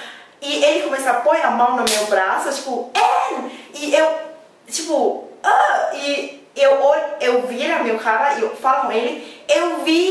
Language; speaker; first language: Portuguese; non-native, learner; Thai